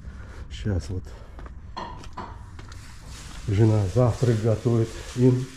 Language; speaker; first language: Russian; non-native, local second language; Uzbek